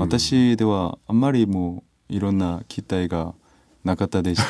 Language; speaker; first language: Japanese; non-native, learner; Korean